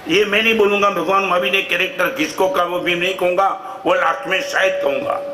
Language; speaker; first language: Hindi; non-native, local second language; Gujarati